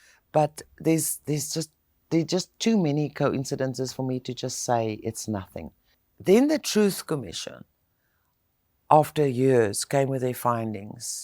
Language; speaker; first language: English; non-native, local second language; Afrikaans